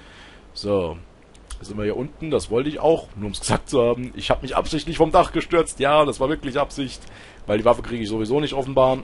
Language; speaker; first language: German; native; German